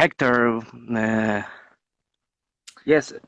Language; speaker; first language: English; non-native, learner; Spanish